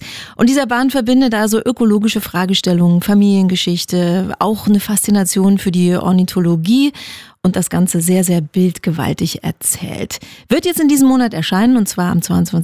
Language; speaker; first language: German; native; German